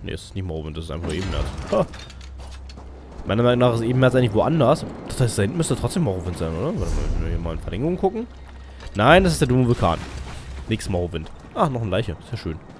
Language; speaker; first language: German; native; German